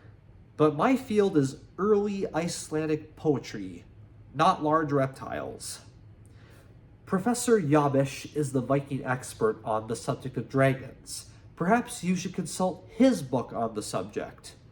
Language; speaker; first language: English; native; English